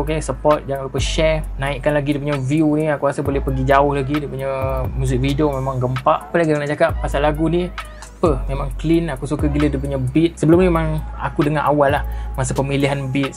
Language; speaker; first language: Malay; native; Malay